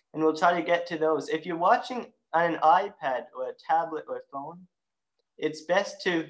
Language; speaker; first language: English; native; English